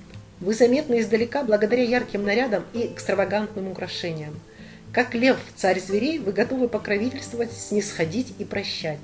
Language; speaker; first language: Russian; native; Russian